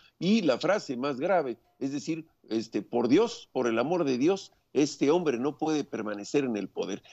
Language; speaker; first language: Spanish; native; Spanish